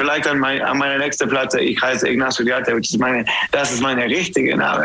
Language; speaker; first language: German; non-native, learner; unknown